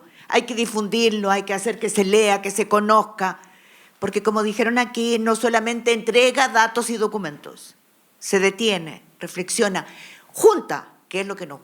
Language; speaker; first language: Spanish; native; Spanish